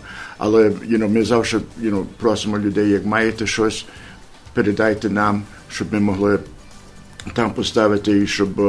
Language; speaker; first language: Ukrainian; early bilingual, heritage; Ukrainian